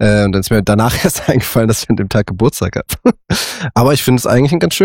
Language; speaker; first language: German; native; German